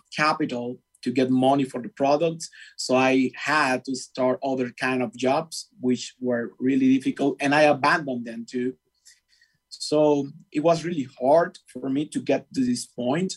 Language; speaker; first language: English; non-native, fluent; Spanish